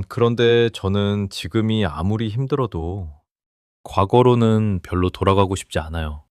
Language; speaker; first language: Korean; early bilingual, heritage; English